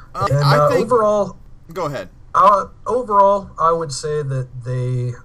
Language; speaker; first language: English; native; English